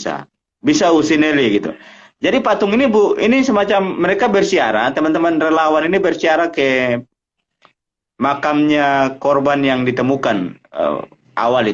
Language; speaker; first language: Indonesian; native; Indonesian